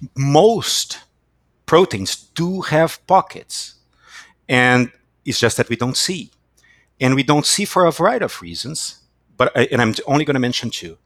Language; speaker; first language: English; non-native, fluent; Portuguese